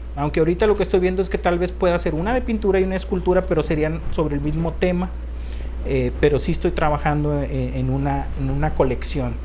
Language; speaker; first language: Spanish; native; Spanish